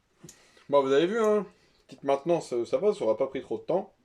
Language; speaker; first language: French; native; French